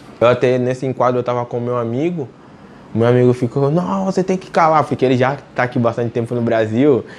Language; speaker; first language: Portuguese; native; Portuguese